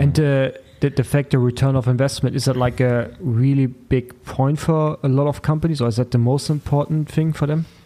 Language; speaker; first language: English; non-native, fluent; German